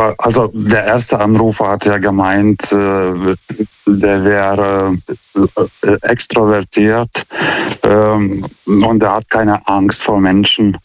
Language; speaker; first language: German; non-native, fluent; Lithuanian